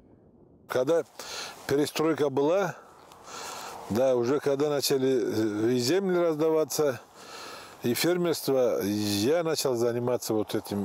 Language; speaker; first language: Russian; non-native, local second language; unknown